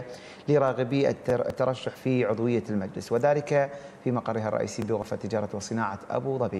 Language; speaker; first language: Arabic; native; Arabic